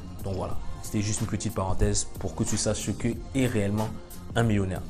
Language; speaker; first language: French; native; French